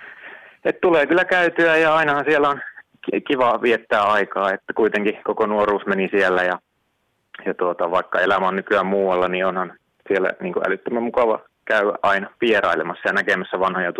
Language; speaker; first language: Finnish; native; Finnish